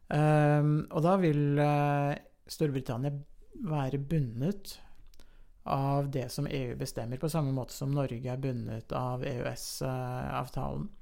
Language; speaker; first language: Norwegian; native; Norwegian